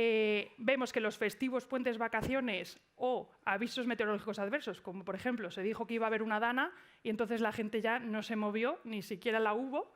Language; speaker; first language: Spanish; native; Spanish